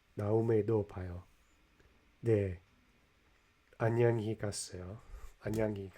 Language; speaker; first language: Korean; non-native, learner; English